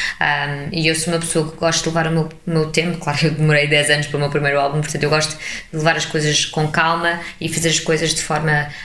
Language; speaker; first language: Portuguese; early bilingual, heritage; English